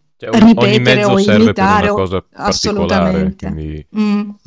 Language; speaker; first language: Italian; non-native, fluent; Russian